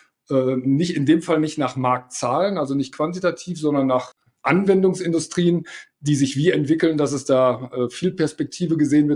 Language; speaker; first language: German; native; German